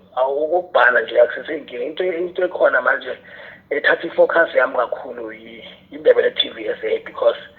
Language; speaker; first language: Zulu; non-native, local second language; South Ndebele